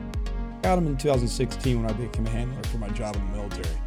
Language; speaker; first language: English; native; English